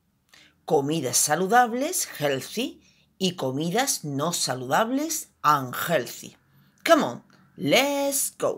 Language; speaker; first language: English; non-native, fluent; Spanish